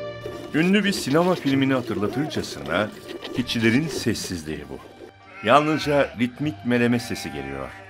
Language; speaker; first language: Turkish; native; Turkish